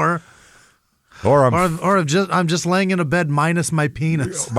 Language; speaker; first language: English; native; English